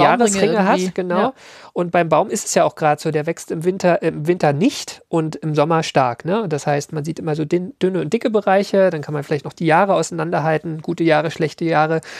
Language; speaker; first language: German; native; German